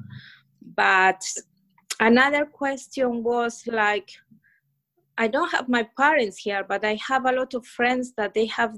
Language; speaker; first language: English; non-native, fluent; Spanish